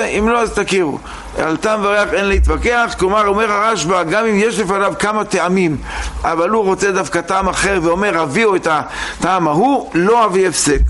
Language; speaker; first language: Hebrew; native; Hebrew